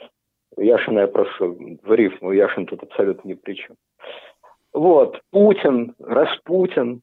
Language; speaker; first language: Russian; native; Russian